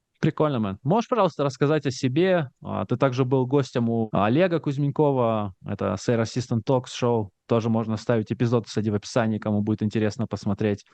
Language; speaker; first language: Russian; native; Russian